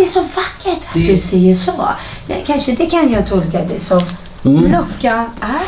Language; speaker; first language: Swedish; non-native, fluent; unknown